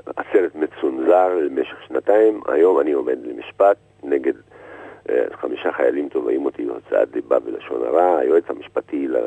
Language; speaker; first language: Hebrew; non-native, local second language; Arabic